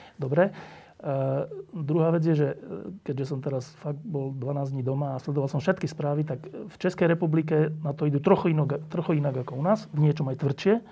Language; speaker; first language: Slovak; native; Slovak